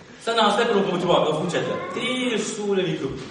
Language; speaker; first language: Swedish; early bilingual, other home language; Arabic